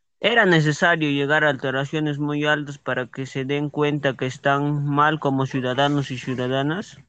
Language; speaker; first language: Spanish; native; Spanish